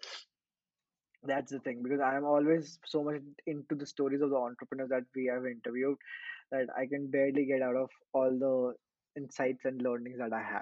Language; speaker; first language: English; non-native, local second language; Hindi